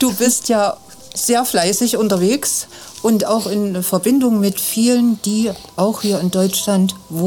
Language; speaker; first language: German; native; German